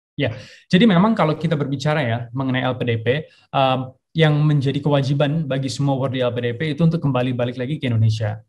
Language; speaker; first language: Indonesian; early bilingual, heritage; Indonesian